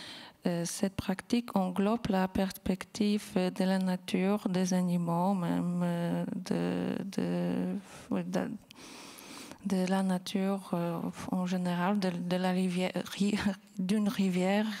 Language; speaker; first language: French; non-native, fluent; Polish